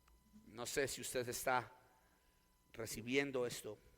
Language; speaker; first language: Spanish; native; Spanish